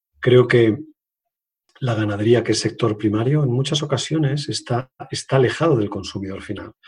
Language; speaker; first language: Spanish; native; Spanish